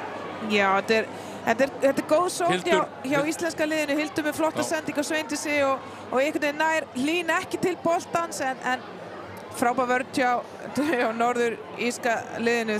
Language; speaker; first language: Icelandic; native; Icelandic